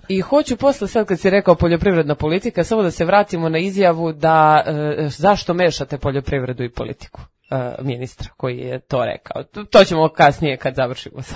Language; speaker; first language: Serbian; native; Serbian